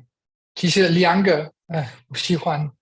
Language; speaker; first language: Chinese; non-native, learner; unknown